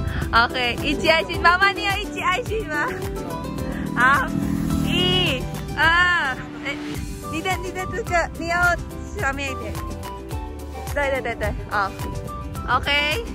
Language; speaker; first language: Chinese; non-native, learner; Filipino